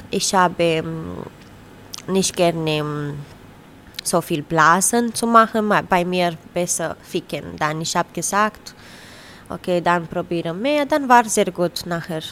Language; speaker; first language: German; non-native, learner; Romanian